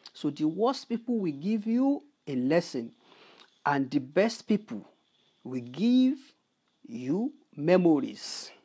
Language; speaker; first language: English; non-native, local second language; Yoruba